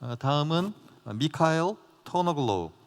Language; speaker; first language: Korean; native; Korean